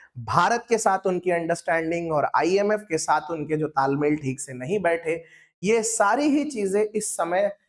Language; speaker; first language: Hindi; non-native, local second language; Marathi